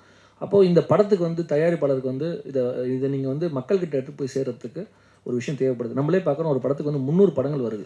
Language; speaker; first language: Tamil; native; Tamil